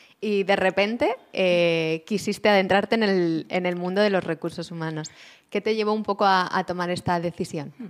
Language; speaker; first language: Spanish; native; Spanish